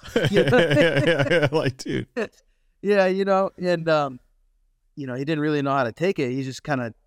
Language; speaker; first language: English; native; English